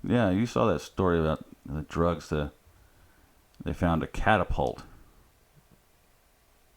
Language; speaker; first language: English; native; English